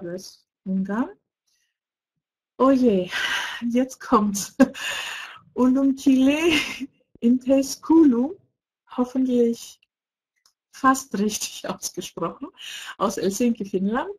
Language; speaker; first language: German; non-native, fluent; Greek